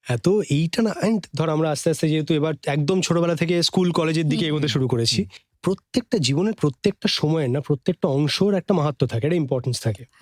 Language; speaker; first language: Bangla; native; Bangla